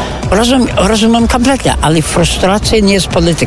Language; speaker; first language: Polish; non-native, fluent; English